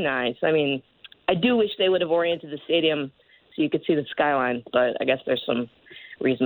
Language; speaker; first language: English; native; English